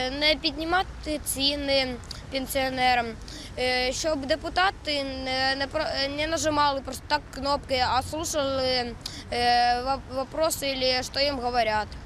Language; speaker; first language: Ukrainian; non-native, local second language; Russian